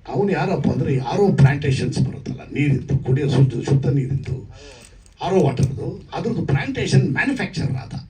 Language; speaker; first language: Kannada; native; Kannada